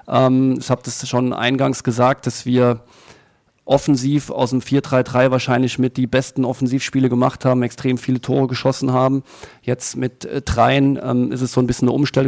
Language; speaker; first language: German; native; German